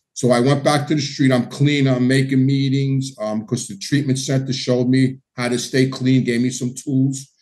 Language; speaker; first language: English; native; English